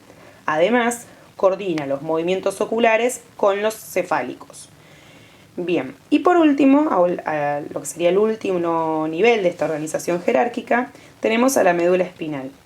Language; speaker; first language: Spanish; native; Spanish